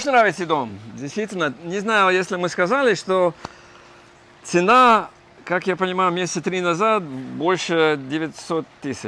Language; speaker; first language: Russian; non-native, fluent; English